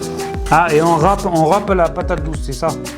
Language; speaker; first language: French; native; French